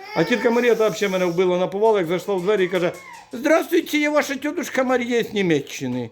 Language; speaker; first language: Ukrainian; native; Ukrainian